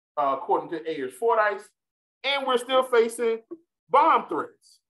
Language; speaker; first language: English; native; English